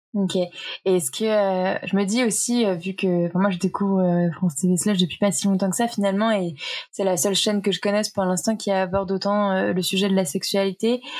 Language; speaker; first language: French; native; French